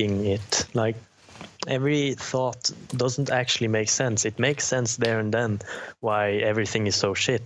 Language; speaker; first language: English; non-native, fluent; Norwegian